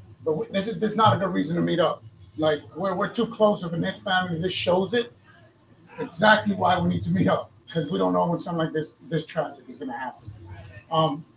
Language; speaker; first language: English; early bilingual, other home language; Spanish